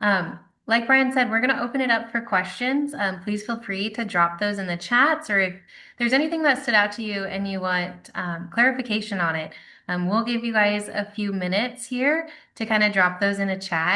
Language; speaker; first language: English; native; English